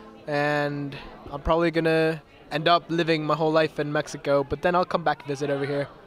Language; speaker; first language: English; early bilingual, other home language; Spanish